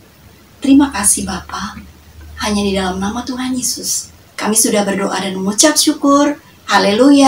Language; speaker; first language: Indonesian; native; Indonesian